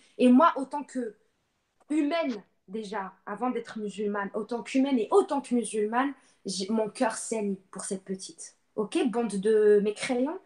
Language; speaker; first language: French; non-native, local second language; Arabic